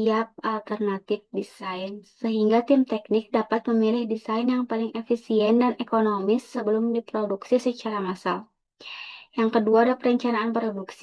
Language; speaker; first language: Indonesian; native; Indonesian